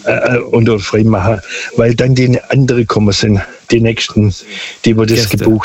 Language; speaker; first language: German; non-native, local second language; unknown